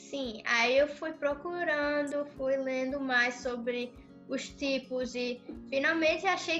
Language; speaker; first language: Portuguese; early bilingual, other home language; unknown